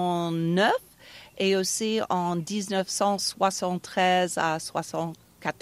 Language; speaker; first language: French; non-native, fluent; English